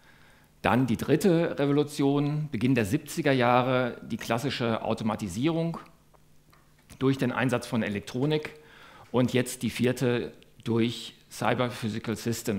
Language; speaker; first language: German; native; German